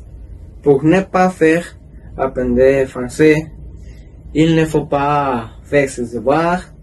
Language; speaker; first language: French; non-native, learner; Spanish